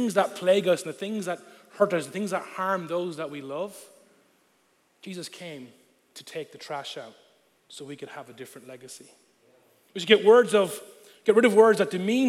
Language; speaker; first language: English; non-native, local second language; Irish